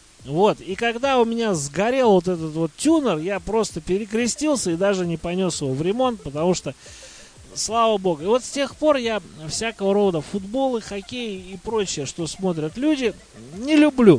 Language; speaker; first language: Russian; native; Russian